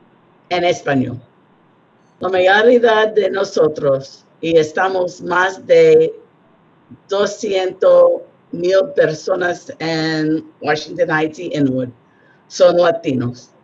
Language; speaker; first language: Spanish; non-native, learner; English